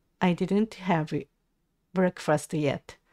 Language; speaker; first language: English; non-native, learner; Japanese